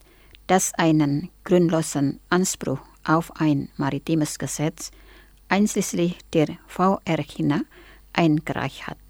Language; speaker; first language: German; non-native, fluent; Indonesian